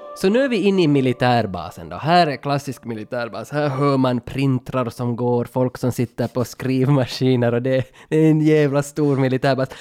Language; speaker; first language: Swedish; native; Swedish